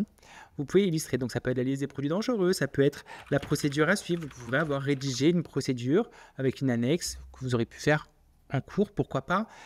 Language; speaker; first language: French; native; French